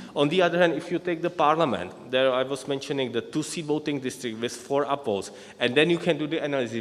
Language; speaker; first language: English; non-native, fluent; Czech